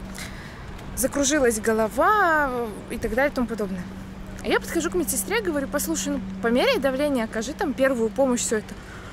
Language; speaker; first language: Russian; native; Russian